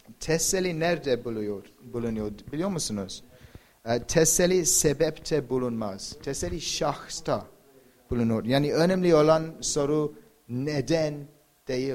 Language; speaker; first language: Turkish; non-native, fluent; English